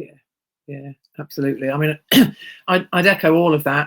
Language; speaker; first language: English; native; English